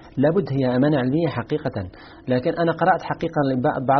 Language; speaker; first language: Arabic; native; Arabic